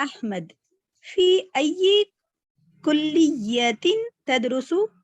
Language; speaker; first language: Arabic; non-native, learner; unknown